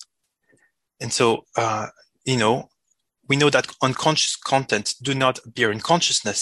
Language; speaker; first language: English; non-native, fluent; French